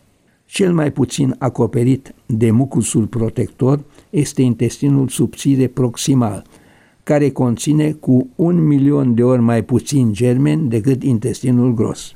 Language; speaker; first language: Romanian; native; Romanian